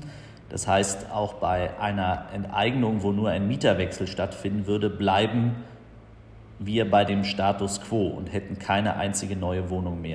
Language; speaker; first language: German; native; German